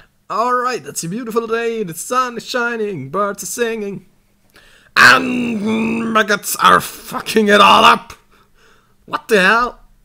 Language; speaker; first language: English; non-native, learner; German